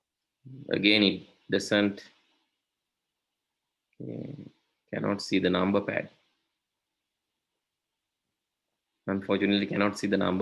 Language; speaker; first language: English; non-native, local second language; Sinhala